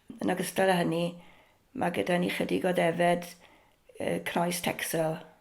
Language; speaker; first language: Welsh; native; Welsh